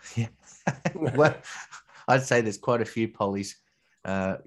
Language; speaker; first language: English; native; English